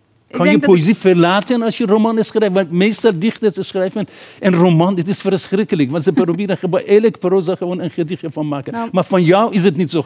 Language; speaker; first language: Dutch; non-native, fluent; Persian